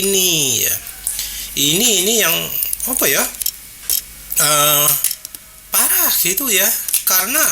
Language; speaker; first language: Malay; non-native, local second language; Javanese